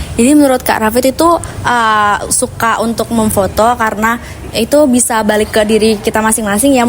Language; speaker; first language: Indonesian; native; Indonesian